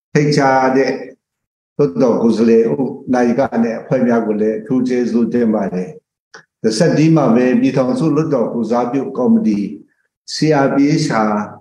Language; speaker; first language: Burmese; non-native, local second language; Kachin